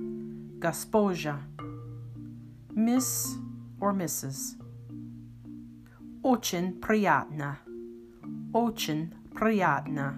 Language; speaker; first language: Russian; non-native, learner; English